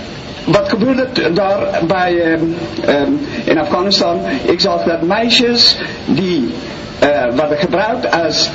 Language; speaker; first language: Dutch; non-native, fluent; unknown